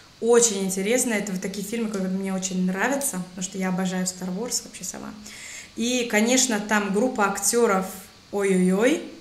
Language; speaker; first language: Russian; native; Russian